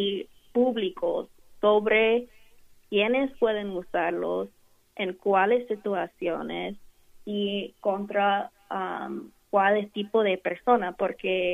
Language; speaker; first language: Spanish; non-native, fluent; English